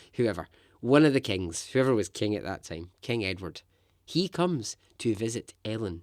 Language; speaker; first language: English; native; English